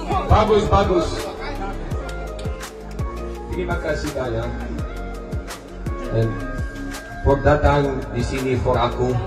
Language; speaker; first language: Indonesian; non-native, learner; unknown